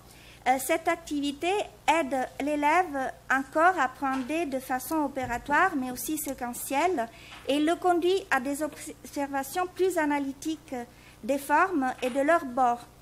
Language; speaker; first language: French; native; French